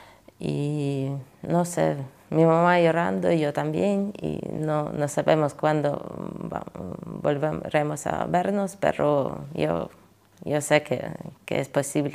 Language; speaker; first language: Spanish; non-native, fluent; Ukrainian